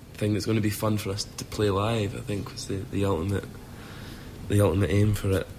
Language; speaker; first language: English; native; English